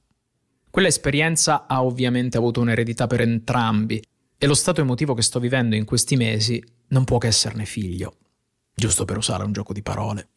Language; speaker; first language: Italian; native; Italian